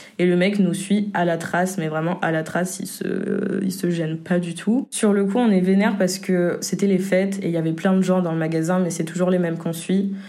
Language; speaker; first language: French; native; French